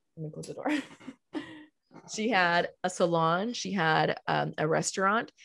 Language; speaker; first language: English; early bilingual, other home language; Spanish